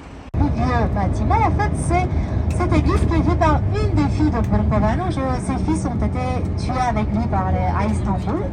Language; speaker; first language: French; non-native, fluent; Romanian